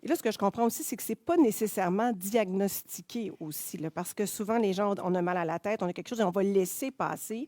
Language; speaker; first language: French; native; French